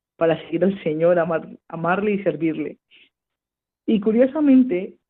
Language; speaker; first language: Spanish; native; Spanish